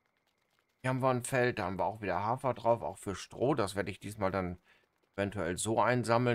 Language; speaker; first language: German; native; German